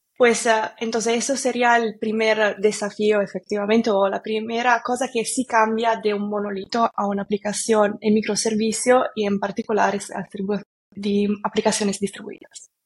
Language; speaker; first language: Spanish; non-native, fluent; Italian